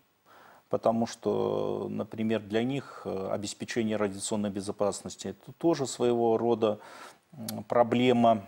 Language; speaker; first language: Russian; native; Russian